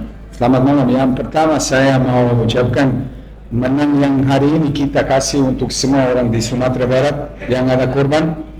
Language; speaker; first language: Indonesian; non-native, fluent; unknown